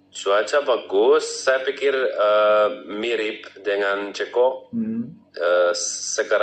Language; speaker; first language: Indonesian; non-native, learner; Czech